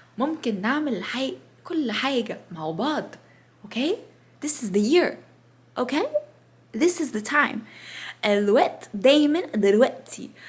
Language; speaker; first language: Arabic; non-native, learner; English